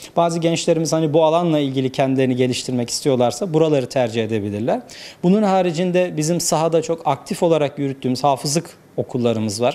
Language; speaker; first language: Turkish; native; Turkish